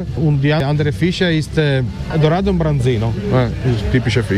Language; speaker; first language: German; non-native, learner; Italian